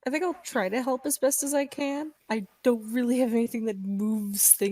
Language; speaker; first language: English; native; English